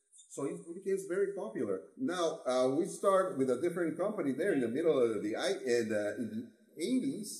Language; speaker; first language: English; non-native, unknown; Spanish